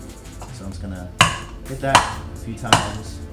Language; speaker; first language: English; native; English